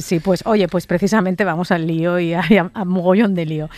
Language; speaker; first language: Spanish; native; Spanish